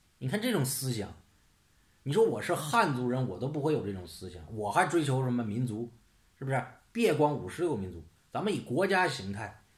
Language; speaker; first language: Chinese; native; Chinese